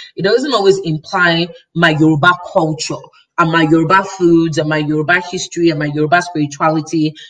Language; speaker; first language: English; non-native, local second language; Yoruba